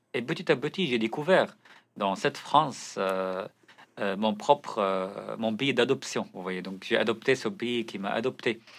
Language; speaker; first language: French; non-native, fluent; Arabic